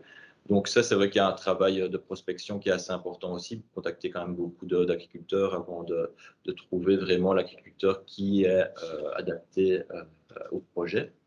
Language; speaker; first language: French; native; French